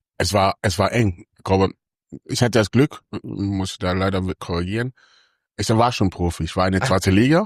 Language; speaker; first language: German; early bilingual, other home language; Akan